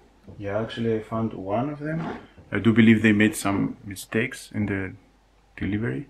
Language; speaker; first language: English; non-native, fluent; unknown